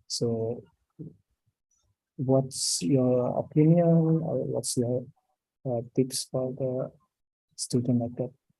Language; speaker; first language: English; non-native, learner; Indonesian